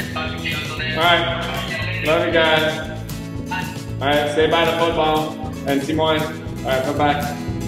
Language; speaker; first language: English; native; English